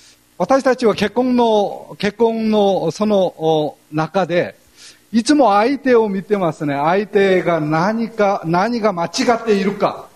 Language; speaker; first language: Japanese; non-native, fluent; Korean